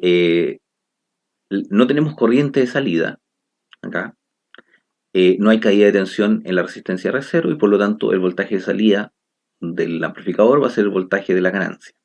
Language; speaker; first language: Spanish; native; Spanish